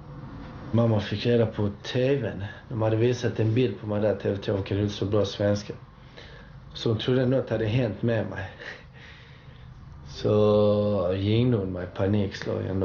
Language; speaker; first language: Swedish; early bilingual, other home language; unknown